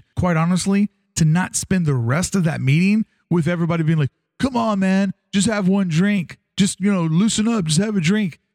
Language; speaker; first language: English; native; English